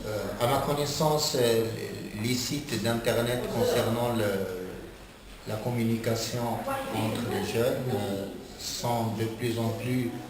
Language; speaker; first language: French; non-native, local second language; Arabic